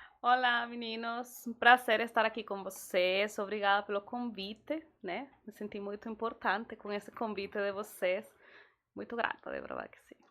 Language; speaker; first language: Portuguese; non-native, fluent; Spanish